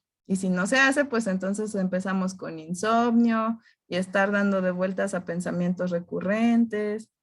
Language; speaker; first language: Spanish; native; Spanish